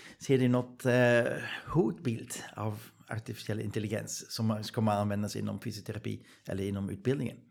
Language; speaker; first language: Swedish; non-native, fluent; Dutch